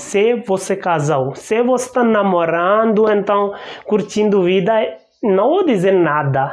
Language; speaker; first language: Portuguese; non-native, learner; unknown